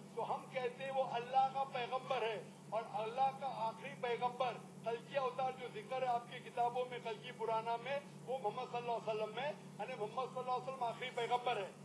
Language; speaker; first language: Hindi; non-native, local second language; Konkani